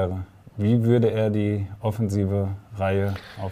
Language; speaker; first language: German; native; German